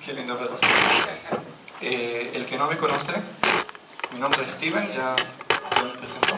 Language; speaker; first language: Spanish; non-native, fluent; Hebrew